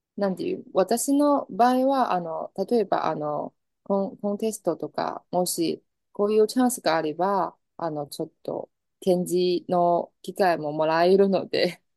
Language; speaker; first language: Japanese; non-native, fluent; Chinese